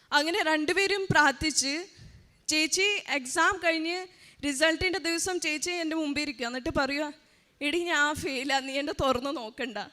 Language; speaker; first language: Malayalam; early bilingual, heritage; Malayalam